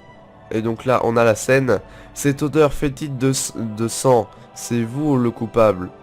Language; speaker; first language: French; native; French